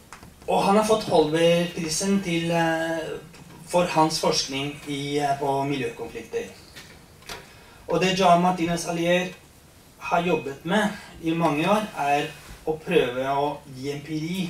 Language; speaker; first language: Norwegian; non-native, fluent; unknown